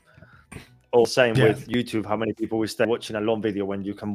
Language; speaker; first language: English; non-native, fluent; Spanish